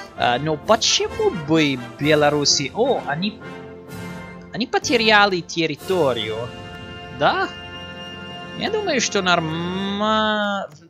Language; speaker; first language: Russian; non-native, learner; English